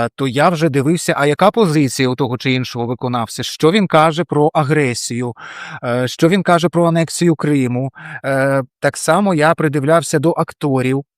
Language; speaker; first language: Ukrainian; non-native, local second language; Russian